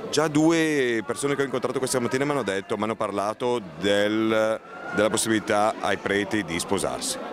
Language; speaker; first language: Italian; native; Italian